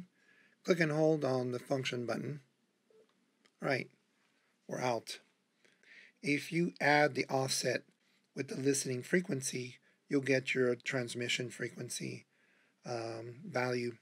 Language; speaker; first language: English; native; English